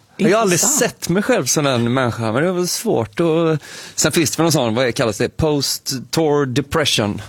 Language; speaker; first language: Swedish; native; Swedish